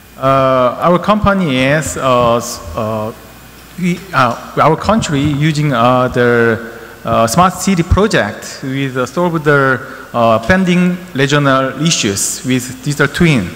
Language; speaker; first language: English; non-native, learner; Korean